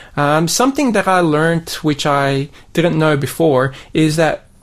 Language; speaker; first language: English; native; English